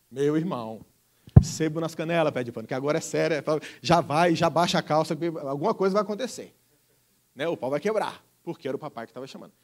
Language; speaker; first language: Portuguese; native; Portuguese